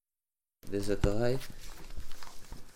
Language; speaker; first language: German; non-native, learner; French